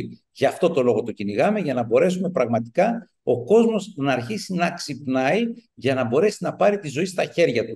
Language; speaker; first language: Greek; native; Greek